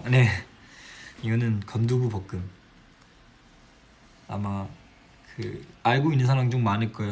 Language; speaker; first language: Korean; non-native, fluent; Chinese